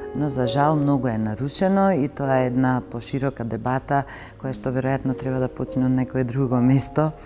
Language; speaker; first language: Macedonian; native; Macedonian